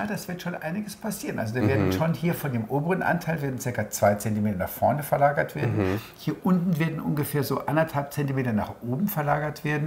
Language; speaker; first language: German; native; German